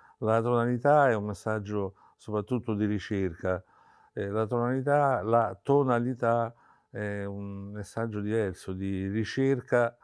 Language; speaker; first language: Italian; native; Italian